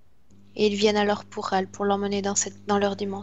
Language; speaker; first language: French; native; French